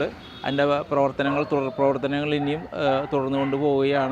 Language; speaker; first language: Malayalam; native; Malayalam